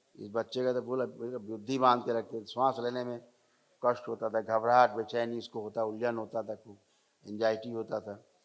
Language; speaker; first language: Hindi; native; Hindi